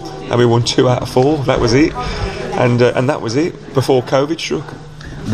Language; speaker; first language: English; native; English